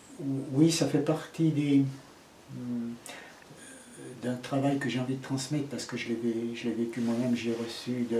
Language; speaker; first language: French; native; French